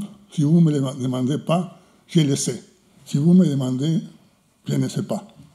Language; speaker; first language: French; non-native, fluent; Spanish